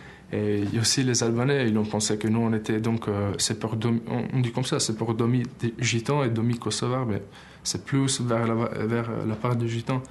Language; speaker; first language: French; early bilingual, other home language; Albanian